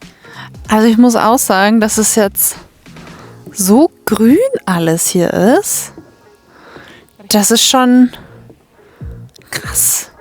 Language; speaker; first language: German; native; German